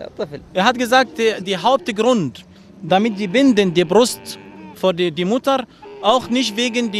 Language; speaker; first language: German; non-native, learner; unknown